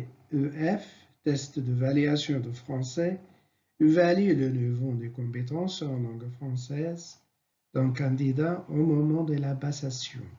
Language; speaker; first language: French; non-native, fluent; Arabic